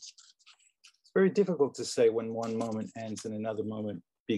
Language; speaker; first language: English; native; English